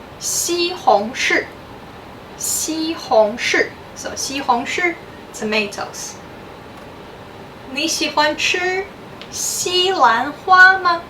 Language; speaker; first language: Chinese; non-native, fluent; English